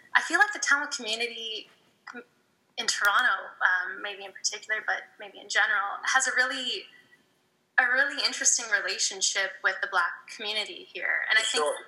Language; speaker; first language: English; native; English